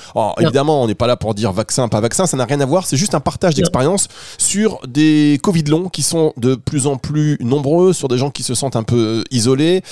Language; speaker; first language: French; native; French